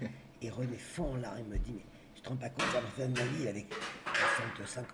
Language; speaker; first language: French; native; French